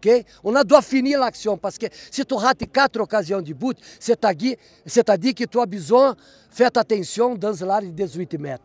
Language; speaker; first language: French; non-native, fluent; Portuguese